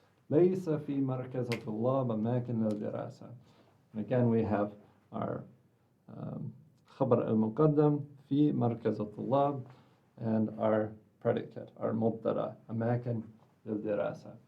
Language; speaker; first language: Arabic; non-native, fluent; English